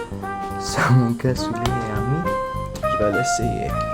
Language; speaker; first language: French; non-native, learner; English